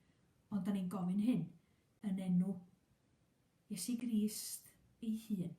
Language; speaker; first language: Welsh; native; Welsh